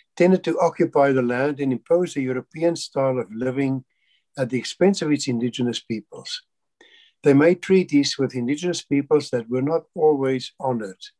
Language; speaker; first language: English; non-native, local second language; Afrikaans